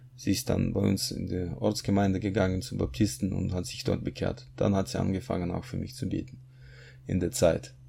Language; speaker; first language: German; non-native, fluent; Russian